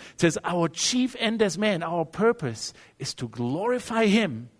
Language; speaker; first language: English; non-native, fluent; German